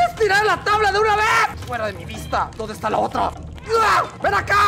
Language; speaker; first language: Spanish; native; Spanish